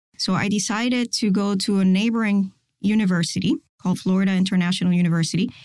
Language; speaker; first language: English; non-native, fluent; Spanish